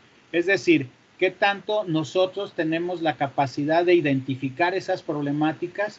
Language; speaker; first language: Spanish; native; Spanish